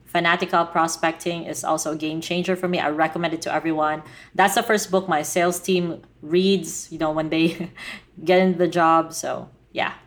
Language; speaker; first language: English; non-native, local second language; Filipino